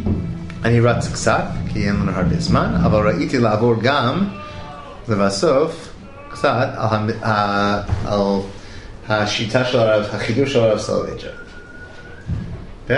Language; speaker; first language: Hebrew; non-native, fluent; English